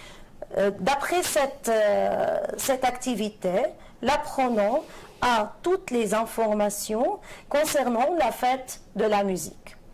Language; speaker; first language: French; non-native, fluent; Arabic